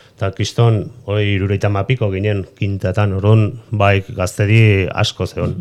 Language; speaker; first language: Basque; native; Basque